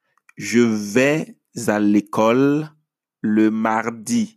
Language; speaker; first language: French; non-native, fluent; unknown